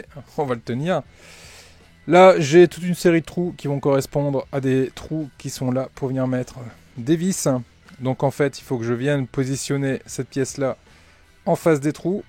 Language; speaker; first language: French; native; French